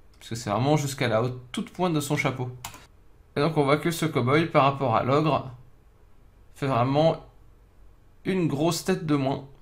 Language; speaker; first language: French; native; French